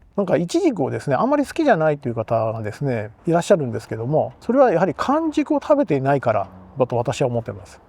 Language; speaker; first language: Japanese; native; Japanese